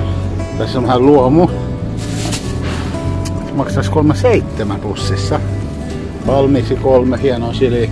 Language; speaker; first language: Finnish; non-native, local second language; Swedish